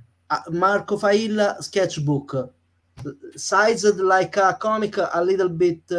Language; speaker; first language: English; non-native, learner; Italian